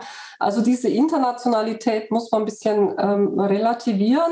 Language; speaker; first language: German; native; German